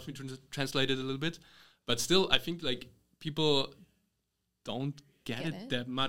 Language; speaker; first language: English; non-native, fluent; German